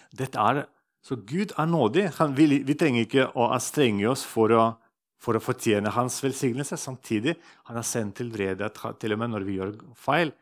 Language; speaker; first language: Norwegian; non-native, fluent; Russian